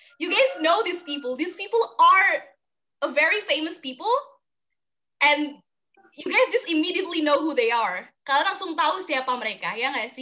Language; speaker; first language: English; non-native, fluent; Indonesian